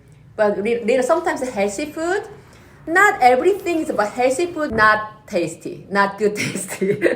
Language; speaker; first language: English; non-native, learner; Korean